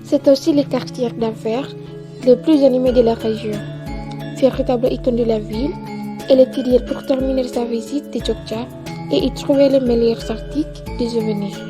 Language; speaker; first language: French; non-native, learner; Indonesian